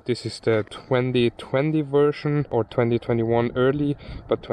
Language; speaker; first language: English; non-native, fluent; German